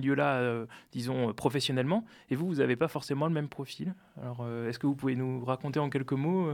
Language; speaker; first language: French; native; French